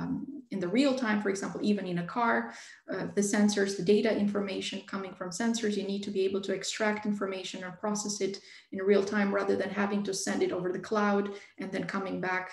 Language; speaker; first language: English; non-native, fluent; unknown